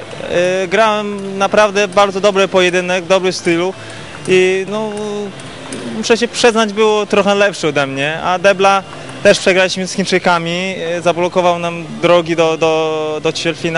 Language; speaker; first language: Polish; non-native, fluent; Chinese